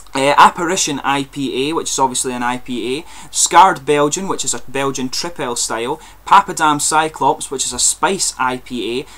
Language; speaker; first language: English; native; English